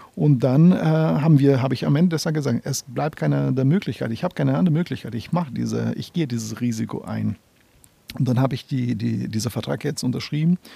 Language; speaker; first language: German; non-native, fluent; Portuguese